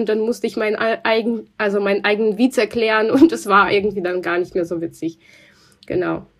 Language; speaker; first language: German; non-native, fluent; Russian